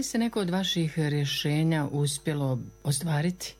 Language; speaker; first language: Croatian; native; Croatian